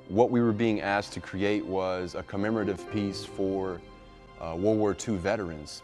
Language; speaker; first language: English; native; English